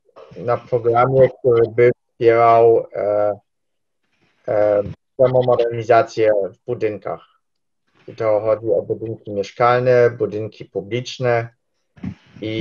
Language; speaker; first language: Polish; early bilingual, heritage; Polish